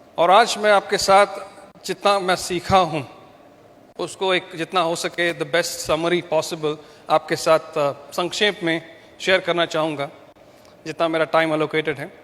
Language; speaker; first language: Hindi; non-native, local second language; Malayalam